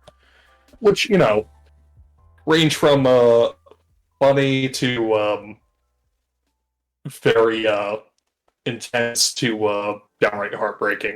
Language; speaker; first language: English; native; English